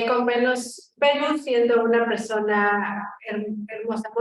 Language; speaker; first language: Spanish; native; Spanish